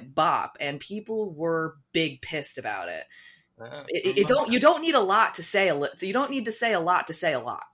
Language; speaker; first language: English; native; English